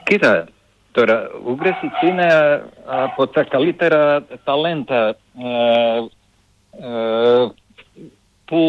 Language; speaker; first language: Greek; non-native, fluent; Serbian